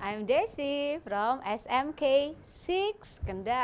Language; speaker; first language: English; non-native, fluent; Indonesian